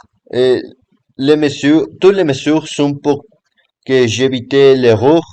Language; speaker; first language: French; non-native, learner; Spanish